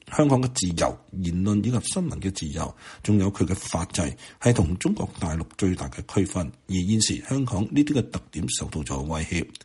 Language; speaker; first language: Chinese; non-native, local second language; Cantonese